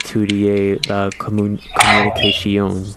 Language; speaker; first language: French; non-native, learner; English